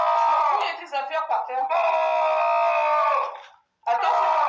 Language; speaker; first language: French; native; French